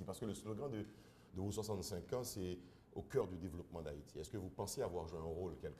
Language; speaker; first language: French; non-native, local second language; Haitian Creole